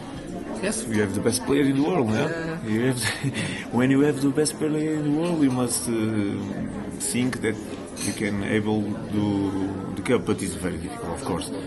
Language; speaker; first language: English; non-native, learner; Portuguese